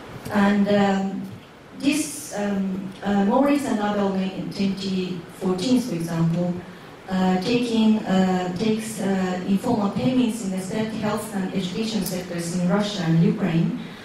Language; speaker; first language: English; non-native, fluent; Japanese